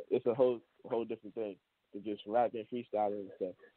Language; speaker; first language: English; native; English